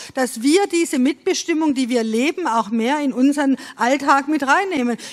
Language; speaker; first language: German; native; German